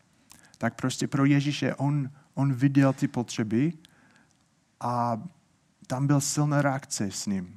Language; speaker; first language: Czech; non-native, fluent; English